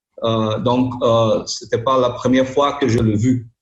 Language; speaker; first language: French; non-native, learner; Portuguese